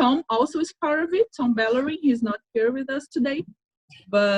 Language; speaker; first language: English; non-native, fluent; Portuguese